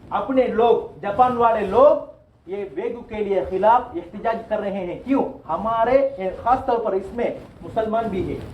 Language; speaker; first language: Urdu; non-native, local second language; Tamil